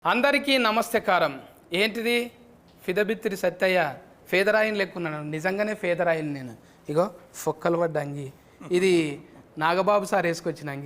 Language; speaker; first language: Telugu; native; Telugu